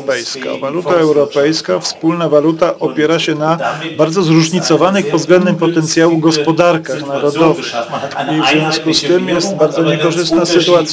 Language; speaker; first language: Polish; native; Polish